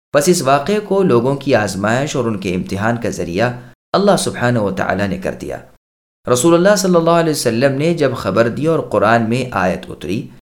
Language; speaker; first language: Urdu; native; Urdu